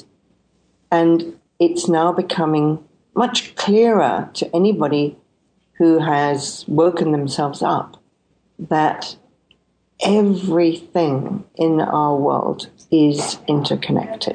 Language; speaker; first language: English; native; English